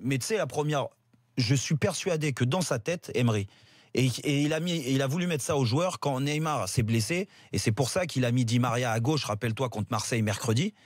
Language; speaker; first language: French; native; French